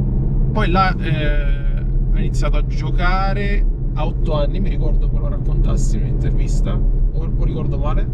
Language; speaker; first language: Italian; native; Italian